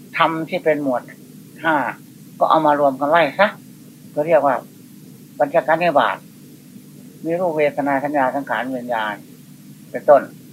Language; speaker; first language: Thai; native; Thai